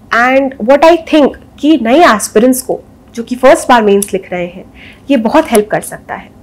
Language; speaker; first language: Hindi; native; Hindi